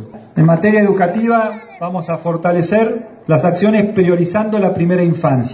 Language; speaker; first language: Spanish; native; Spanish